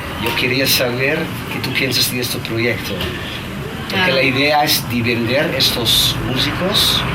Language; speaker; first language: Spanish; non-native, learner; Dutch